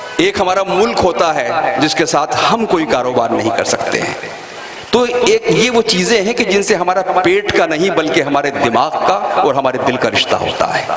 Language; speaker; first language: Urdu; native; Urdu